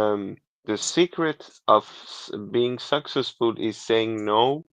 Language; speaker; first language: English; non-native, learner; Persian